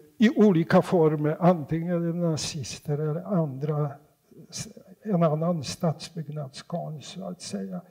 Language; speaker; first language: Swedish; non-native, fluent; Polish